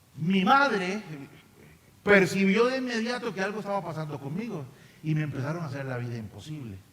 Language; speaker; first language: Spanish; native; Spanish